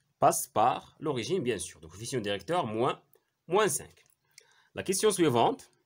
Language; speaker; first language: French; non-native, local second language; Arabic